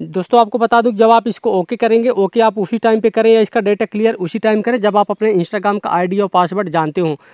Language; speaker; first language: Hindi; native; Hindi